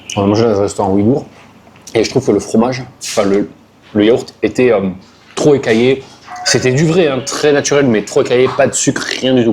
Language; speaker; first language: French; native; French